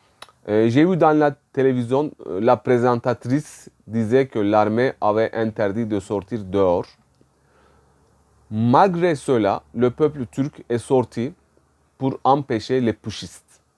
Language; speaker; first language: French; non-native, fluent; Turkish